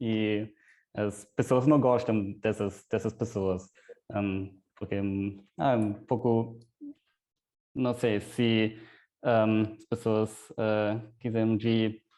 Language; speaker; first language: Portuguese; non-native, fluent; German